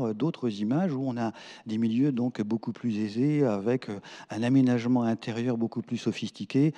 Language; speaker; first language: French; native; French